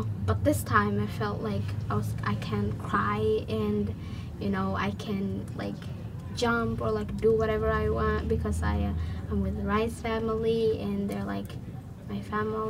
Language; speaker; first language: English; non-native, local second language; Somali